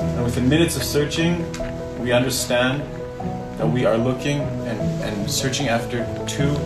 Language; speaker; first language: English; native; English